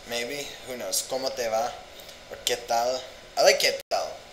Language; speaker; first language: Spanish; non-native, learner; English